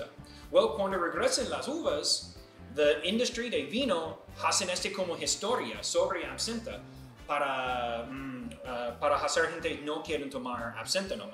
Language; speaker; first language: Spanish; non-native, learner; English